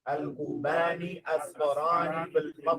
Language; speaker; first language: Arabic; non-native, learner; English